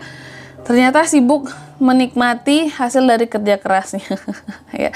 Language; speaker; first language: Indonesian; native; Indonesian